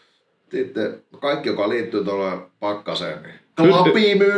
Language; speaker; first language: Finnish; native; Finnish